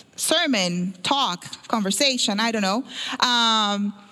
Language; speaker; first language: English; early bilingual, other home language; Portuguese